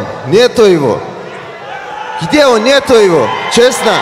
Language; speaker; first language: Russian; non-native, learner; Persian